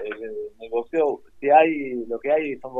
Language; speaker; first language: Spanish; native; Spanish